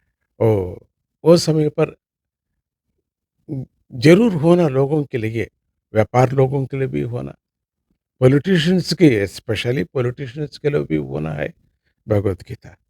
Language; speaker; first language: Hindi; non-native, local second language; Kannada